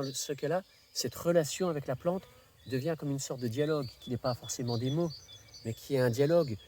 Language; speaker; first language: French; native; French